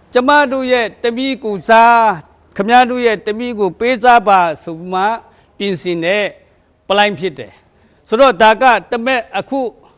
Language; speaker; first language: Burmese; non-native, local second language; Kachin